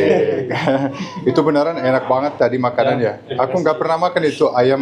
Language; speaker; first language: Indonesian; non-native, fluent; Arabic